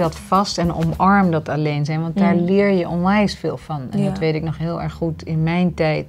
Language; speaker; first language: Dutch; native; Dutch